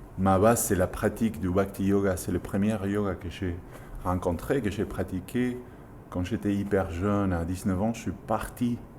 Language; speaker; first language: French; non-native, fluent; Spanish